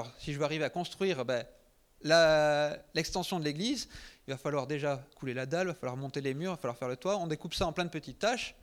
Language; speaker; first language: French; native; French